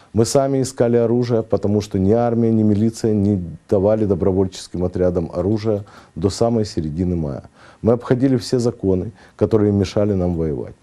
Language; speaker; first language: Russian; native; Russian